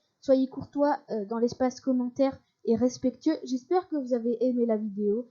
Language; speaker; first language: French; native; French